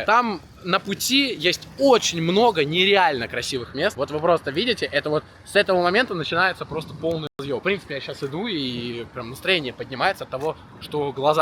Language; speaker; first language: Russian; native; Russian